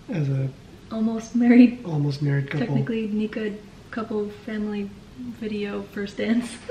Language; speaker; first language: English; native; English